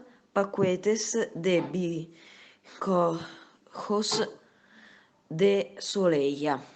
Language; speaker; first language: Spanish; non-native, learner; Italian